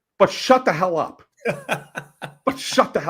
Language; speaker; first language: English; native; English